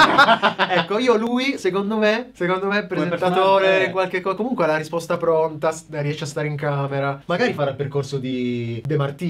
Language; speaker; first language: Italian; native; Italian